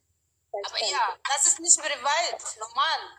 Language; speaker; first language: German; non-native, learner; Oromo